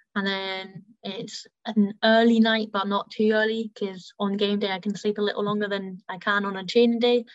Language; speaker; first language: English; early bilingual, heritage; German